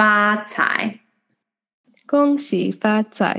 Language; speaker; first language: Chinese; non-native, learner; English